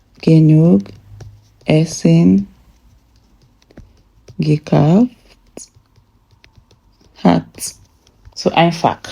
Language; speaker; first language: German; non-native, fluent; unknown